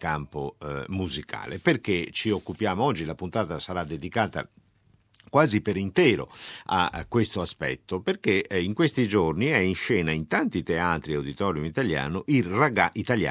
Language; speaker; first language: Italian; native; Italian